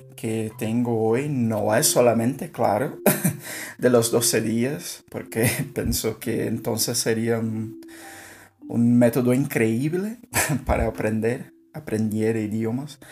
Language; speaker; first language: Spanish; non-native, learner; Portuguese